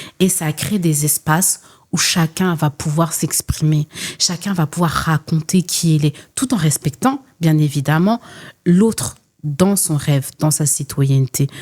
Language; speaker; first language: French; early bilingual, other home language; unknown